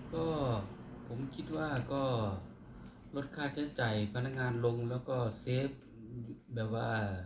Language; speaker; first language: Thai; native; Thai